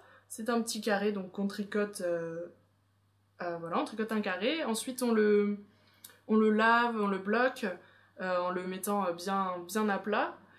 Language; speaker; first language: French; native; French